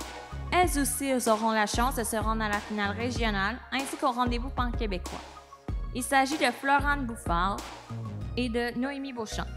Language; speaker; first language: French; native; French